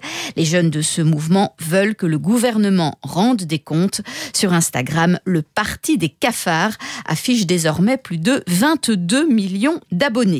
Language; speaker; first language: French; native; French